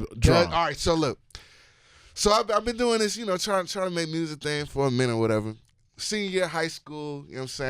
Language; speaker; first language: English; native; English